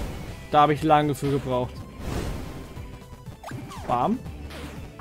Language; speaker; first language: German; native; German